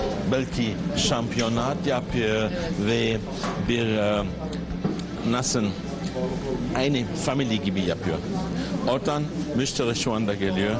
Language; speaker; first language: Turkish; non-native, learner; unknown